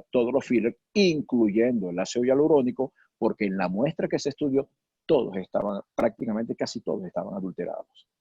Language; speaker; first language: Spanish; native; Spanish